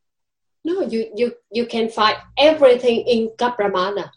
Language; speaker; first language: English; non-native, learner; Vietnamese